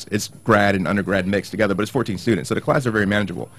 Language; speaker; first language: English; native; English